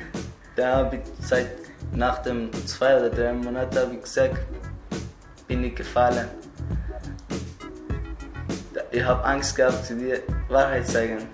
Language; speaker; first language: German; non-native, learner; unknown